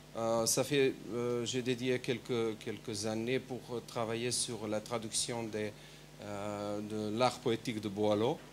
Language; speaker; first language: French; non-native, fluent; Macedonian